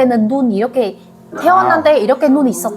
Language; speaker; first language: Korean; non-native, learner; Vietnamese